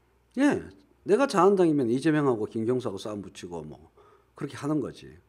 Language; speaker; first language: Korean; native; Korean